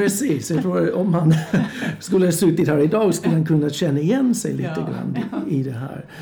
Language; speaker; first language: Swedish; non-native, fluent; English